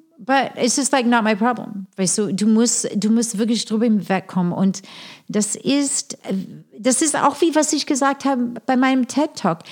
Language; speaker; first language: German; non-native, fluent; English